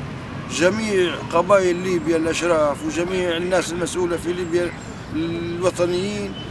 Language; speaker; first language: Arabic; native; Arabic